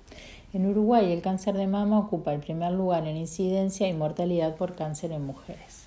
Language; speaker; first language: Spanish; native; Spanish